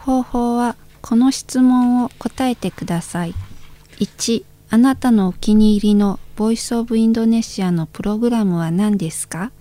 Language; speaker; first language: Japanese; non-native, learner; Indonesian